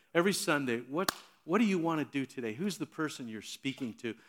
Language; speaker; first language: English; native; English